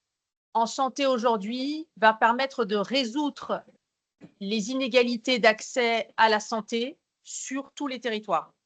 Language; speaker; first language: French; native; French